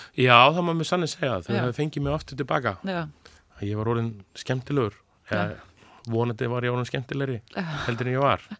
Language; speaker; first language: Icelandic; native; Icelandic